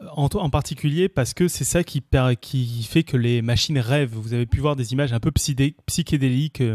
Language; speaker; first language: French; native; French